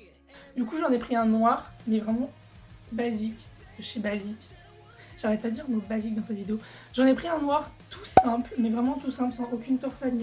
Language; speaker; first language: French; native; French